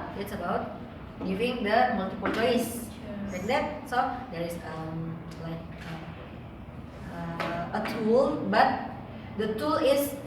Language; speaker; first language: English; non-native, learner; Indonesian